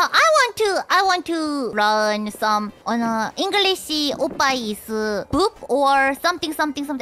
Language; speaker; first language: English; non-native, learner; Korean